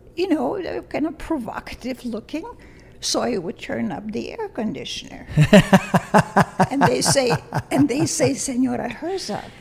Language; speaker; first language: English; early bilingual, other home language; Lithuanian